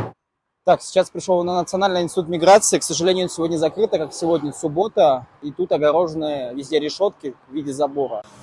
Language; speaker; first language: Russian; native; Russian